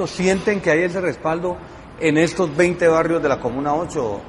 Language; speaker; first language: Spanish; native; Spanish